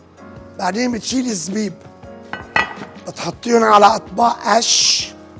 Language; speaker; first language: Arabic; native; Arabic